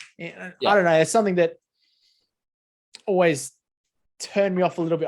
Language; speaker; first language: English; native; English